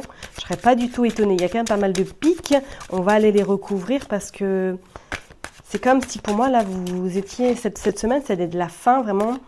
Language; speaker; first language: French; native; French